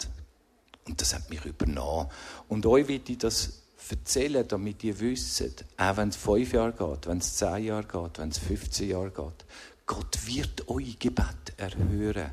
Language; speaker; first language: German; native; German